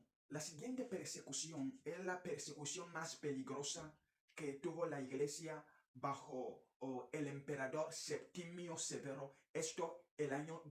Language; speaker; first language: Spanish; non-native, fluent; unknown